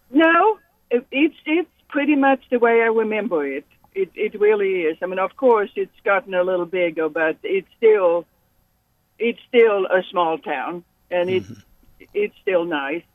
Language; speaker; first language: English; non-native, fluent; Swedish